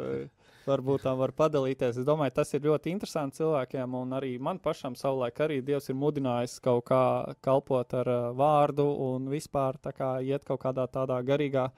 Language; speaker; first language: Latvian; native; Latvian